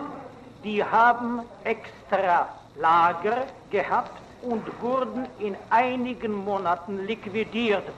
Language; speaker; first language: German; non-native, fluent; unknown